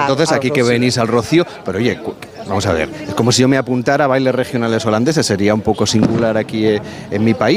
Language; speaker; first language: Spanish; native; Spanish